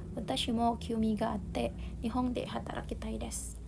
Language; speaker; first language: Japanese; non-native, learner; Indonesian